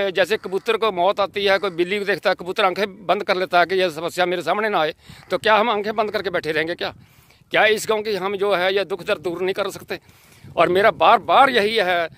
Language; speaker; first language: Hindi; native; Hindi